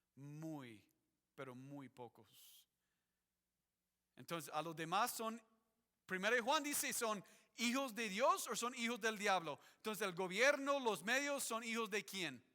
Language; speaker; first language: Spanish; non-native, fluent; English